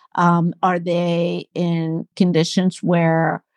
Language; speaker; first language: English; non-native, fluent; Spanish